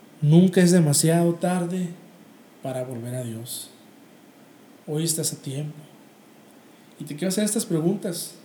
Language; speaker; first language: Spanish; native; Spanish